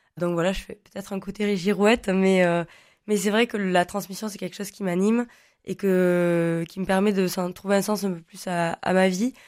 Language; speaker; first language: French; non-native, local second language; Occitan